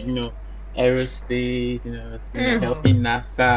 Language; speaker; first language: English; non-native, local second language; Bini